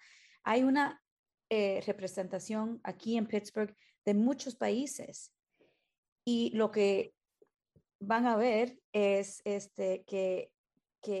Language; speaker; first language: Spanish; early bilingual, heritage; Spanish